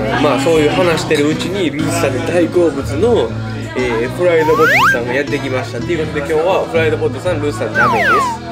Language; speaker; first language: Japanese; native; Japanese